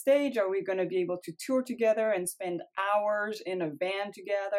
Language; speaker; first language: English; non-native, fluent; French